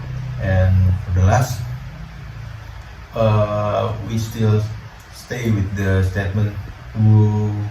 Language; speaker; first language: English; non-native, learner; Indonesian